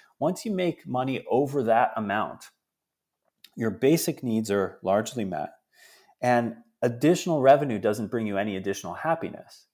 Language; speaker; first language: English; early bilingual, other home language; Italian